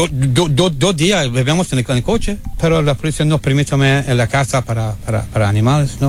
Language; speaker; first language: Spanish; non-native, learner; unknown